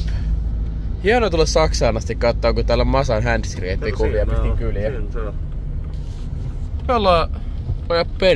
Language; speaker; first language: Finnish; native; Finnish